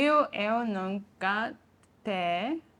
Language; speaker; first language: Portuguese; non-native, learner; Japanese